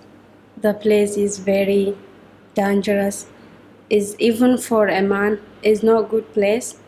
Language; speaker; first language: English; non-native, learner; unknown